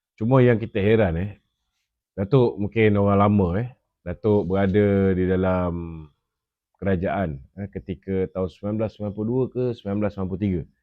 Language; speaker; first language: Malay; native; Malay